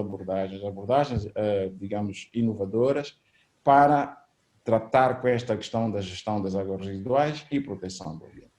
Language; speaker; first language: Portuguese; native; Portuguese